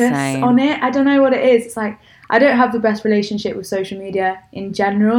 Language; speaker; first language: English; native; English